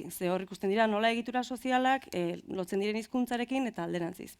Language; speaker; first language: Basque; native; Basque